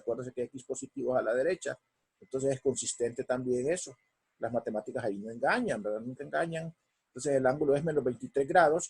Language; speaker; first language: Spanish; native; Spanish